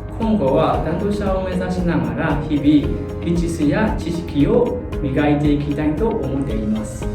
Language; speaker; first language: Japanese; non-native, fluent; Burmese